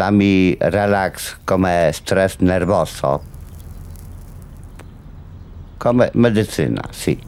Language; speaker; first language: Italian; non-native, learner; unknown